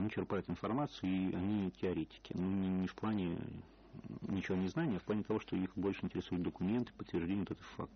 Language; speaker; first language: Russian; native; Russian